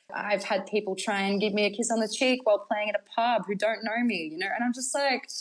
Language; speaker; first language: English; native; English